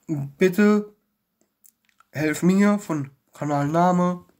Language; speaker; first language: German; non-native, learner; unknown